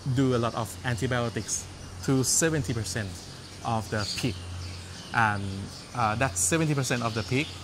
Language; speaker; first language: English; non-native, fluent; Thai